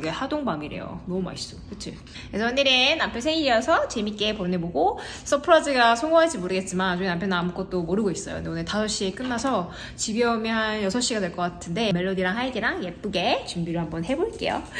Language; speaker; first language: Korean; native; Korean